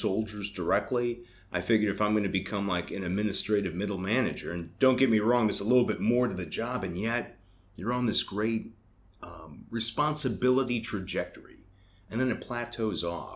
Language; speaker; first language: English; native; English